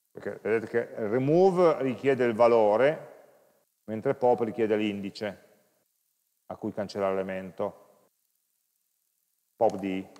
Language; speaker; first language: Italian; native; Italian